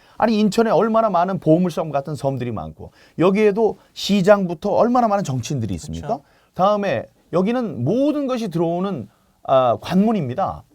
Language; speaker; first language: Korean; native; Korean